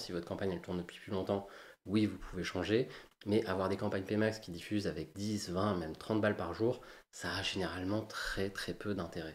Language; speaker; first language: French; native; French